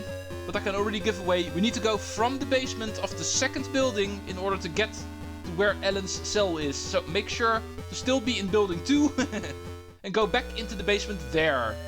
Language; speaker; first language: English; non-native, fluent; Dutch